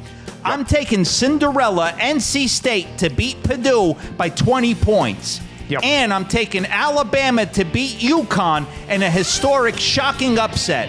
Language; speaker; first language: English; native; English